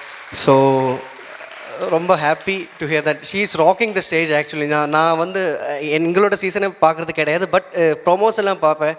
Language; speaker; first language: Tamil; non-native, learner; Malayalam